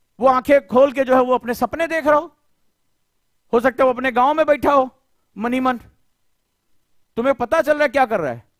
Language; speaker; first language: Hindi; native; Hindi